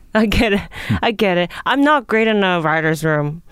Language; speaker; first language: English; early bilingual, other home language; Japanese